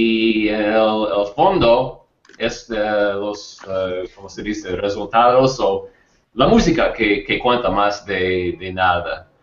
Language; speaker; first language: Spanish; non-native, learner; English